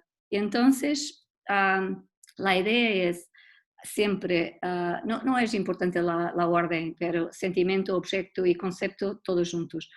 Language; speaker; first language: Spanish; non-native, learner; Portuguese